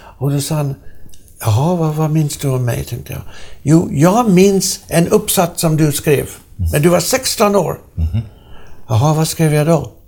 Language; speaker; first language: Swedish; non-native, fluent; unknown